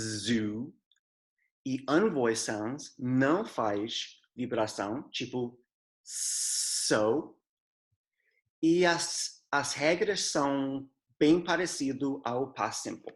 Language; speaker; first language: Portuguese; non-native, fluent; English